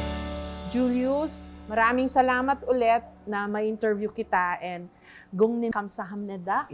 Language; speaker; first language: Filipino; native; Filipino